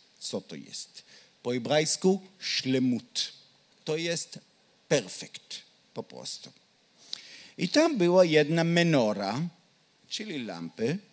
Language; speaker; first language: Polish; non-native, learner; Hebrew